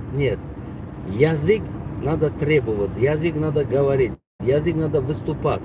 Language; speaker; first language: Russian; non-native, local second language; Tajik